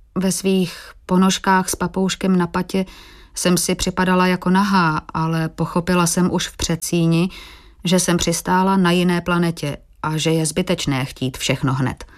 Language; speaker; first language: Czech; early bilingual, heritage; Portuguese